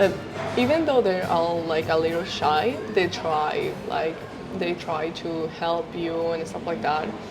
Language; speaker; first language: English; non-native, fluent; Spanish